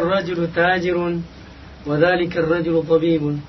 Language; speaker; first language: Arabic; non-native, learner; Indonesian